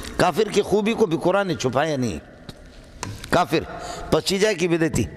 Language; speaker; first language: Urdu; non-native, local second language; Brahui